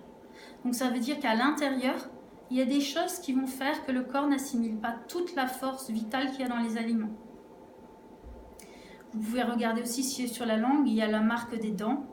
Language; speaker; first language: French; native; French